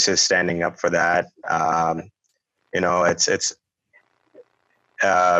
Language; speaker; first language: English; non-native, local second language; Urdu